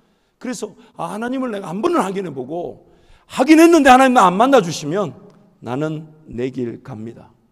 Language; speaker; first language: Korean; native; Korean